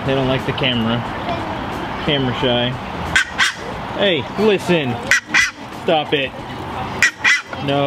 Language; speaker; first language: English; native; English